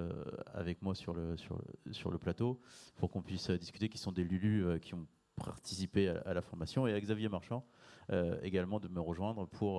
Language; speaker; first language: French; native; French